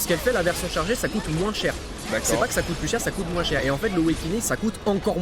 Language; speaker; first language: French; native; French